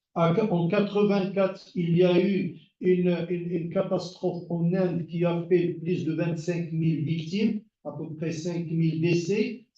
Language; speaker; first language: French; non-native, local second language; Arabic